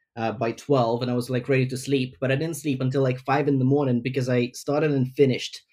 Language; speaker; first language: English; non-native, fluent; Ukrainian